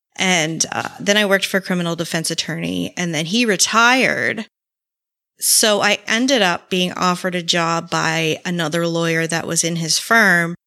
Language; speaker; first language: English; native; English